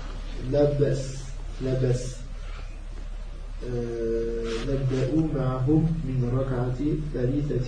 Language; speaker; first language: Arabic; non-native, learner; French